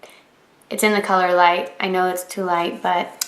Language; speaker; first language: English; native; English